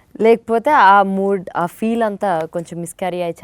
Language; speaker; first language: Telugu; native; Telugu